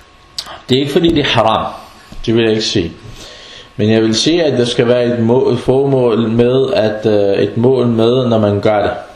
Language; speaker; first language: Danish; non-native, fluent; Arabic